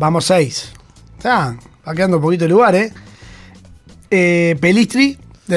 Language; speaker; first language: Spanish; native; Spanish